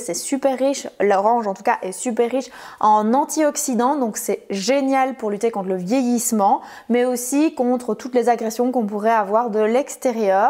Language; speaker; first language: French; native; French